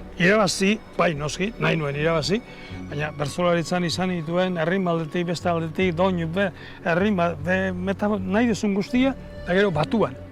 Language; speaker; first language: Basque; native; Basque